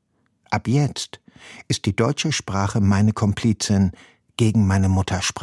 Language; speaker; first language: German; non-native, fluent; Persian